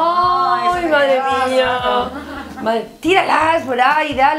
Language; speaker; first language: Spanish; native; Spanish